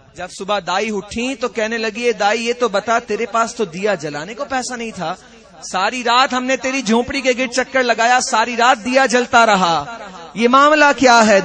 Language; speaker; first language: Urdu; non-native, local second language; Punjabi